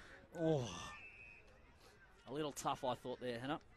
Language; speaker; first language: English; native; English